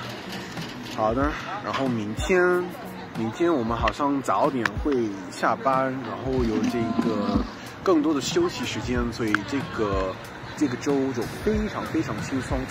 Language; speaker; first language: Chinese; non-native, fluent; English